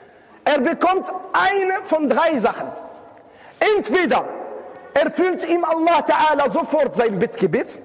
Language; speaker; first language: German; non-native, fluent; Arabic